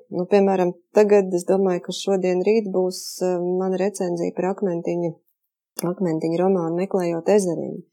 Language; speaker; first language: Latvian; native; Latvian